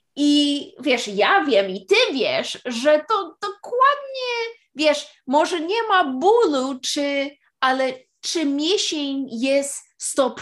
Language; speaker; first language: Polish; early bilingual, heritage; Polish